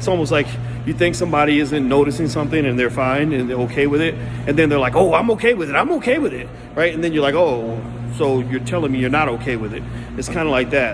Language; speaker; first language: English; native; English